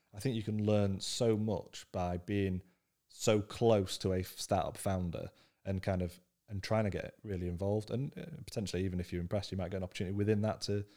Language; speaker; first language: English; native; English